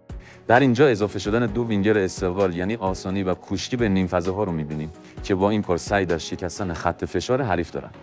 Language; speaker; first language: Persian; native; Persian